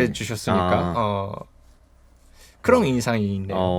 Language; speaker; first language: Korean; non-native, fluent; Japanese